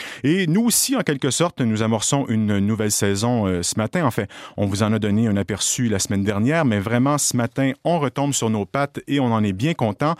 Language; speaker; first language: French; native; French